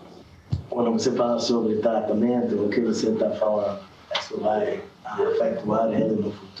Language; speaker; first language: Portuguese; non-native, fluent; English